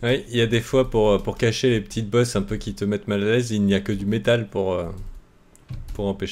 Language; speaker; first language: French; native; French